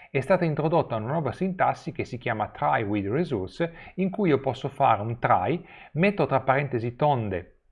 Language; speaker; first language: Italian; native; Italian